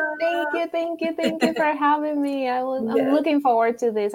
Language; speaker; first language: English; non-native, fluent; Spanish